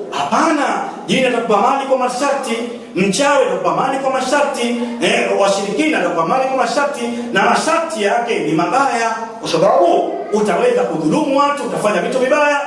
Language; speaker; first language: Swahili; native; Swahili